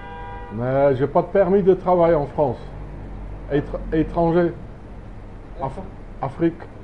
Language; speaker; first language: French; non-native, learner; English